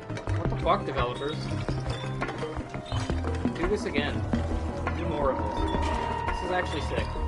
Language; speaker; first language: English; native; English